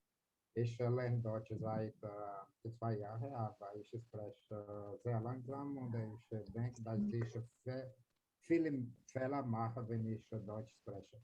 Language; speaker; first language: German; non-native, learner; Portuguese